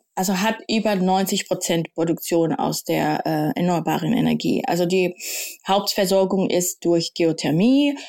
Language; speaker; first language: German; non-native, fluent; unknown